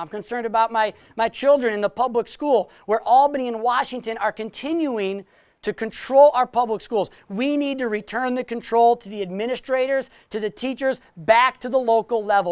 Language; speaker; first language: English; native; English